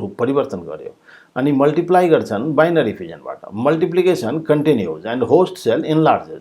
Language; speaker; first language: Nepali; native; Nepali